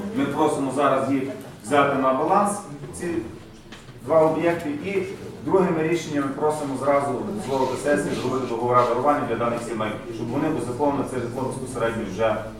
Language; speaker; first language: Ukrainian; native; Ukrainian